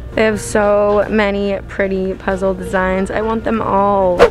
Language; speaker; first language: English; native; English